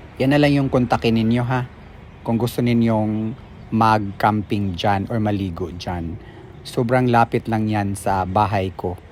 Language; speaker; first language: Filipino; non-native, local second language; Cebuano